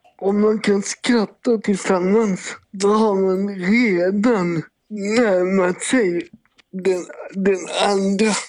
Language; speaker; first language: Swedish; native; Swedish